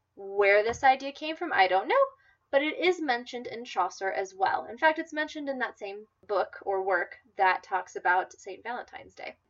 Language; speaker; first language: English; native; English